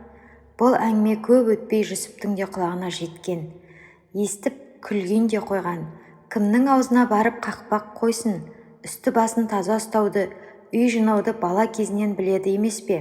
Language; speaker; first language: Kazakh; native; Kazakh